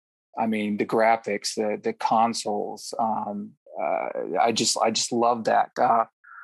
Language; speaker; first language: English; native; English